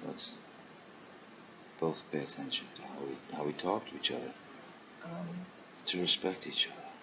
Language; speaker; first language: English; native; English